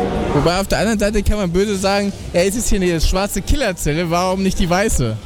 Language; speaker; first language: German; native; German